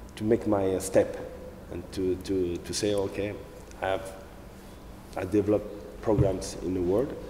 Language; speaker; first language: English; non-native, fluent; French